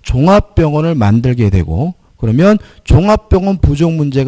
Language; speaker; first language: Korean; native; Korean